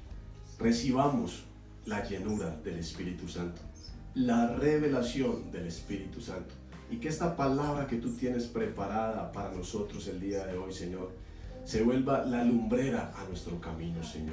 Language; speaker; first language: Spanish; native; Spanish